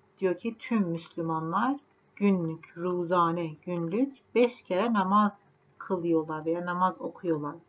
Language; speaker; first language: Turkish; non-native, fluent; Persian